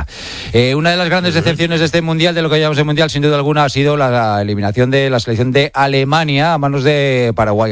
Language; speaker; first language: Spanish; native; Spanish